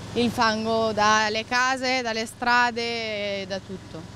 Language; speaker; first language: Italian; native; Italian